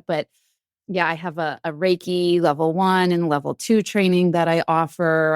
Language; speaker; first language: English; native; English